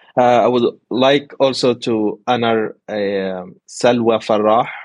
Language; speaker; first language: English; non-native, fluent; Arabic